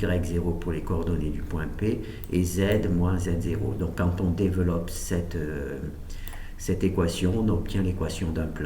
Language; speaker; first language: French; native; French